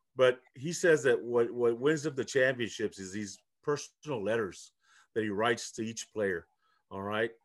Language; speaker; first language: English; early bilingual, other home language; Spanish